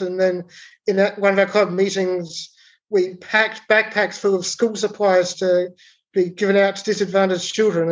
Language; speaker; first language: English; native; English